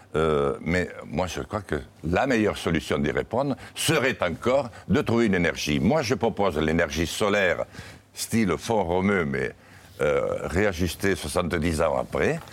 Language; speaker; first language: French; native; French